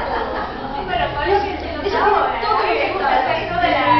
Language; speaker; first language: Spanish; native; Spanish